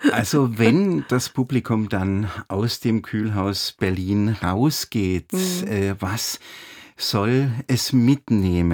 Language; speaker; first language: German; native; German